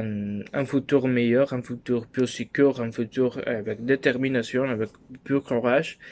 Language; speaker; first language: French; non-native, learner; Spanish